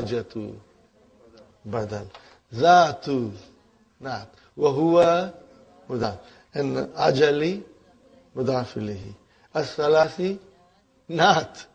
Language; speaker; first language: Arabic; non-native, fluent; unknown